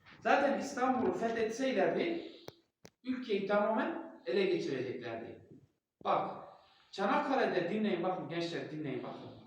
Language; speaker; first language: Turkish; non-native, local second language; Kurdish